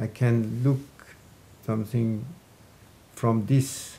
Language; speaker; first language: English; non-native, learner; French